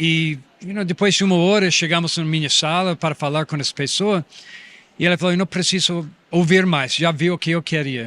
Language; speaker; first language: Portuguese; non-native, fluent; English